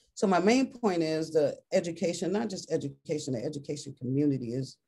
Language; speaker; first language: English; native; English